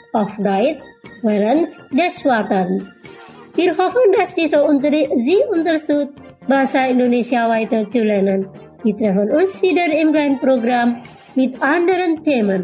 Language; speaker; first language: German; non-native, learner; Indonesian